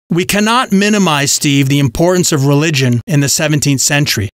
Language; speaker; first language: English; native; English